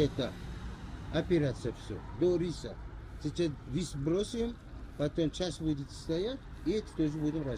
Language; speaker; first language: Russian; non-native, learner; Uzbek